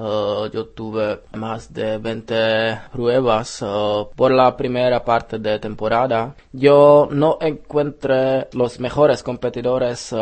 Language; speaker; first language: Spanish; non-native, learner; Czech